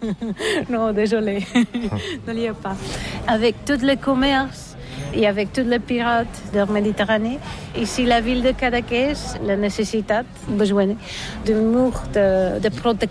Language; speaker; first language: French; non-native, learner; Catalan